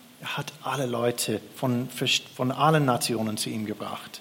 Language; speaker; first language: German; non-native, fluent; English